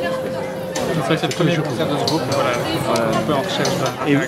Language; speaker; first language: French; native; French